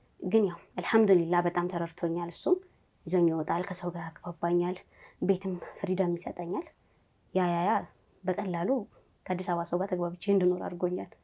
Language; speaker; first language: Amharic; native; Amharic